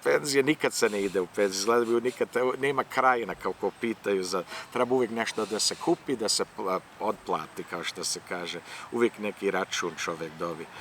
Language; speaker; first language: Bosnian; early bilingual, heritage; Serbian